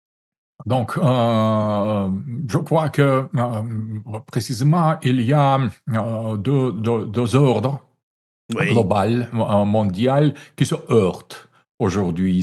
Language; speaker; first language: French; non-native, fluent; Russian